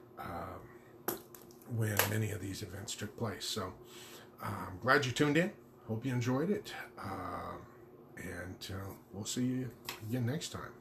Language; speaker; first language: English; native; English